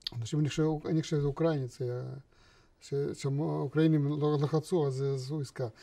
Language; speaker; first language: Hebrew; non-native, fluent; Russian